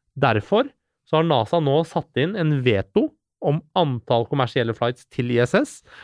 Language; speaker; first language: Norwegian; early bilingual, other home language; Persian